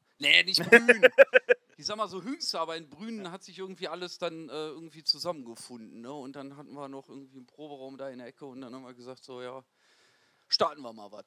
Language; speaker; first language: German; native; German